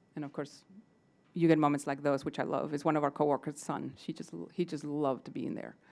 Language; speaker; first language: English; non-native, fluent; Spanish